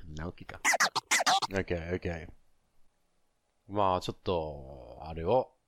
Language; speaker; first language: Japanese; non-native, fluent; English